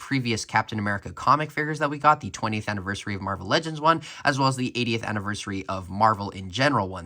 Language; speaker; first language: English; native; English